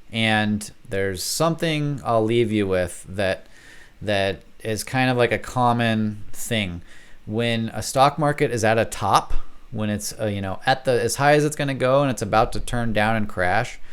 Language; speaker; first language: English; native; English